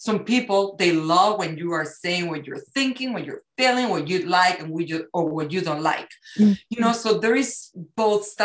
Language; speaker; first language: English; non-native, fluent; Spanish